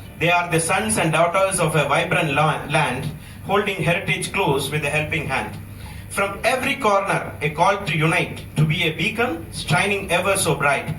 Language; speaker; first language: English; non-native, local second language; Malayalam